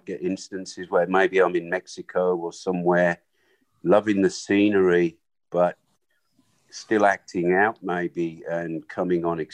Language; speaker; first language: English; non-native, local second language; Swahili